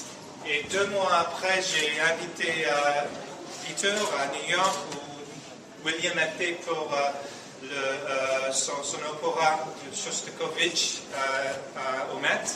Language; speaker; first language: French; non-native, fluent; English